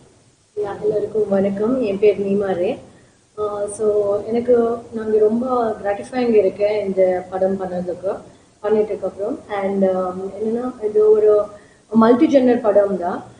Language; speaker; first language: Tamil; non-native, learner; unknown